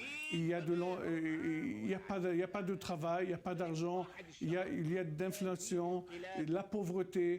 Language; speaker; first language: French; non-native, fluent; Arabic